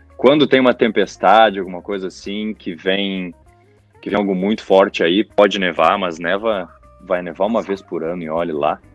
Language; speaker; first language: Portuguese; native; Portuguese